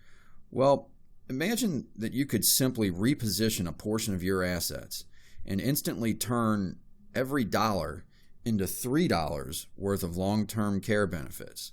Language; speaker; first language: English; native; English